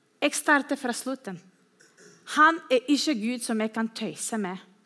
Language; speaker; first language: Norwegian; non-native, fluent; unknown